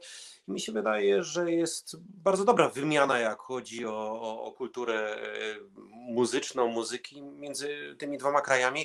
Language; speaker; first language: Polish; early bilingual, heritage; Polish